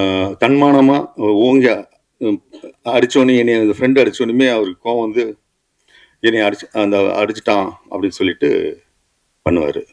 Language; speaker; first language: Tamil; native; Tamil